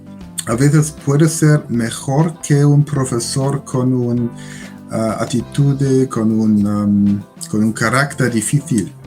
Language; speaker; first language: Spanish; non-native, learner; German